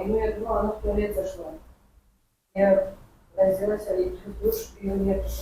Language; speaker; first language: Russian; non-native, local second language; Kyrgyz